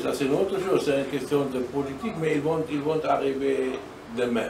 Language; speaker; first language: French; non-native, learner; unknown